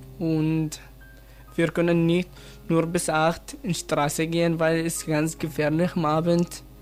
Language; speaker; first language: German; non-native, learner; Arabic